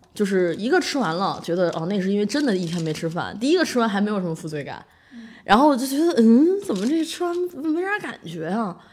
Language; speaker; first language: Chinese; native; Chinese